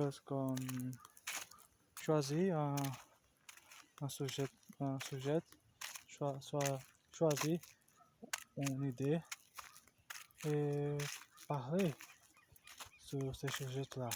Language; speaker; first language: French; non-native, learner; Portuguese